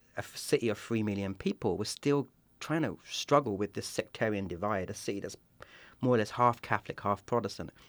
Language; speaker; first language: English; native; English